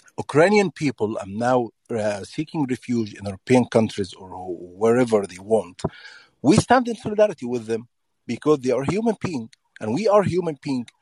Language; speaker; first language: English; non-native, learner; Arabic